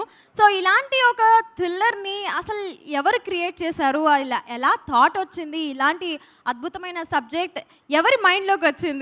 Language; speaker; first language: Telugu; native; Telugu